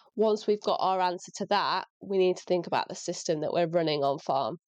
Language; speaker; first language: English; native; English